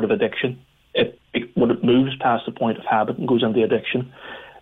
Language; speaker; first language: English; native; English